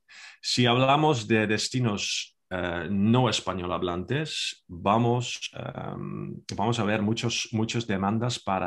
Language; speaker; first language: Spanish; non-native, fluent; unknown